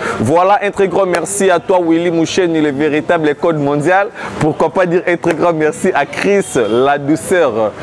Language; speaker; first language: French; non-native, local second language; Lingala